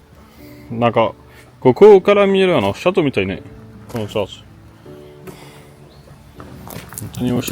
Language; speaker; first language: Japanese; non-native, fluent; French